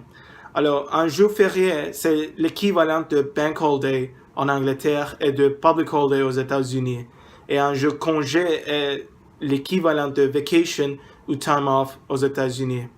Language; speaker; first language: French; non-native, learner; English